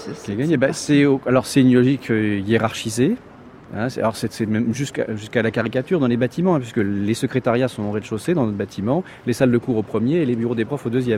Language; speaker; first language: French; native; French